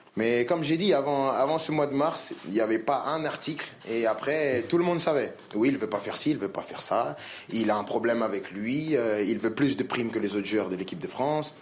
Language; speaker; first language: French; native; French